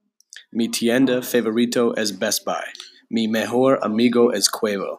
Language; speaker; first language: Spanish; non-native, learner; English